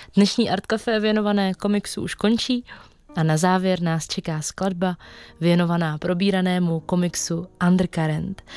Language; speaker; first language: Czech; native; Czech